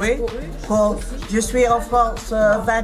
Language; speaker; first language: French; non-native, learner; English